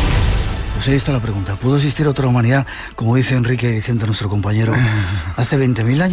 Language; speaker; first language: Spanish; native; Spanish